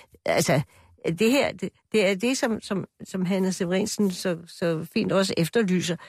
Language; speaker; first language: Danish; native; Danish